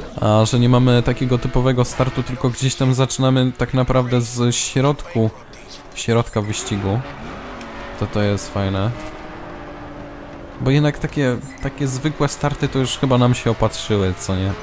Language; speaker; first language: Polish; native; Polish